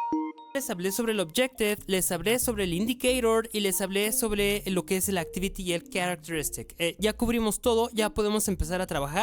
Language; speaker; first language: Spanish; native; Spanish